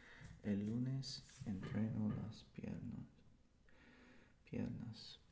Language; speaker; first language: Spanish; non-native, learner; English